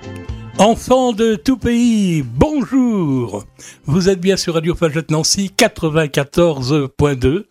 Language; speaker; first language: French; native; French